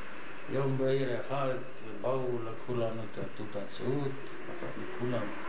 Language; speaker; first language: Hebrew; non-native, fluent; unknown